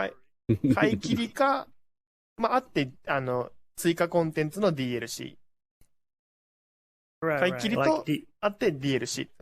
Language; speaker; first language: Japanese; native; Japanese